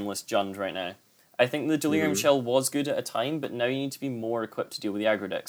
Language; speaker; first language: English; native; English